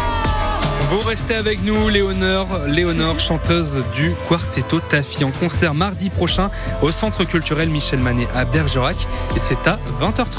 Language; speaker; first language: French; native; French